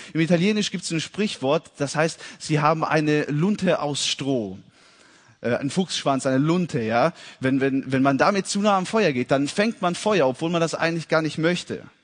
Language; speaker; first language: German; early bilingual, heritage; German